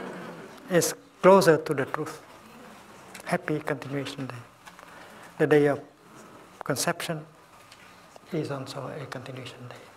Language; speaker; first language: English; non-native, fluent; Vietnamese